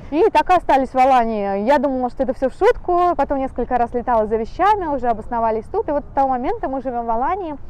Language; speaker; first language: Russian; native; Russian